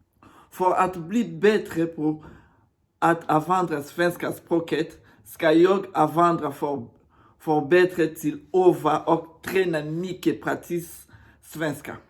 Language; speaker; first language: Swedish; non-native, learner; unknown